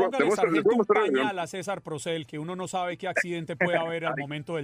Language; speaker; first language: Spanish; native; Spanish